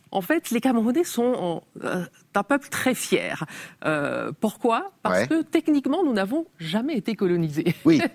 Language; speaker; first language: French; native; French